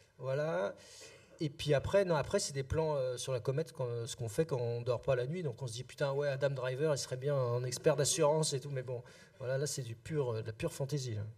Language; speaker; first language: French; native; French